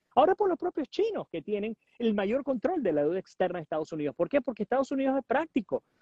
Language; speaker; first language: Spanish; native; Spanish